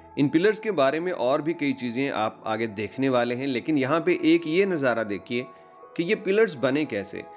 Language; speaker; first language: Urdu; non-native, local second language; Punjabi